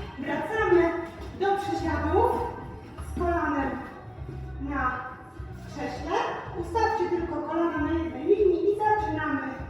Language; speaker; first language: Polish; native; Polish